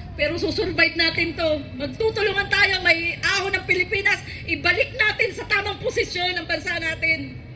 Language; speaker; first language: Filipino; native; Filipino